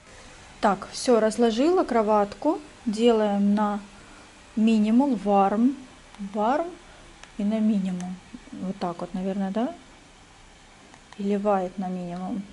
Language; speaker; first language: Russian; native; Russian